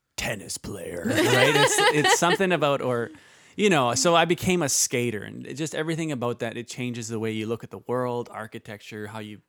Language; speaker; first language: English; early bilingual, other home language; Icelandic